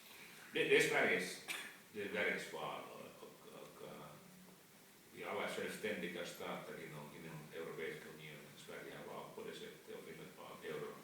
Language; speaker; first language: Swedish; non-native, fluent; Finnish